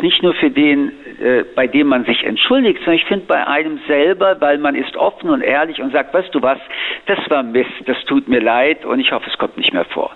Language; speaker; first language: German; early bilingual, other home language; French